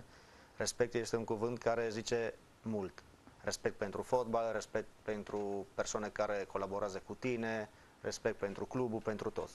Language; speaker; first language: Romanian; non-native, fluent; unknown